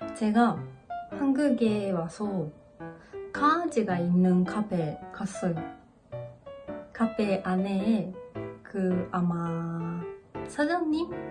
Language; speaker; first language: Korean; non-native, learner; Japanese